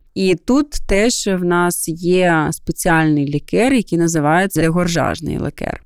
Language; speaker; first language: Ukrainian; non-native, local second language; Russian